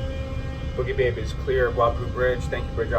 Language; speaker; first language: English; native; English